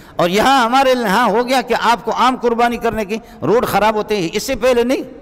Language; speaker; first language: Urdu; non-native, local second language; Brahui